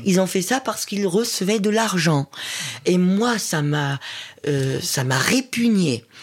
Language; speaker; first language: French; non-native, fluent; German